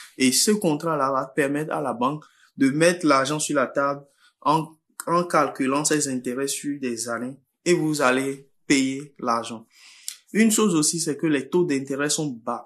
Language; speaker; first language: French; non-native, local second language; Fon